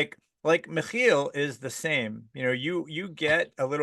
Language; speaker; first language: English; native; English